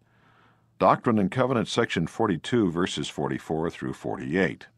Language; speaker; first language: English; native; English